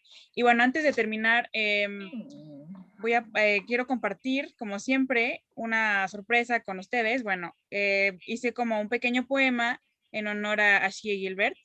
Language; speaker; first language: Spanish; native; Spanish